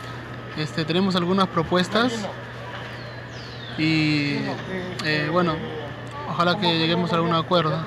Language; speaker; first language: Spanish; native; Spanish